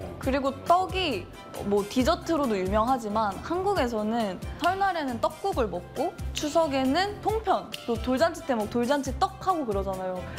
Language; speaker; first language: Korean; native; Korean